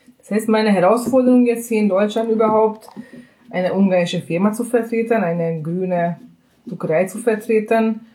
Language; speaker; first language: German; non-native, fluent; Hungarian